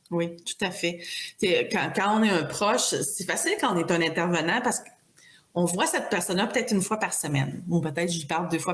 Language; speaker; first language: French; native; French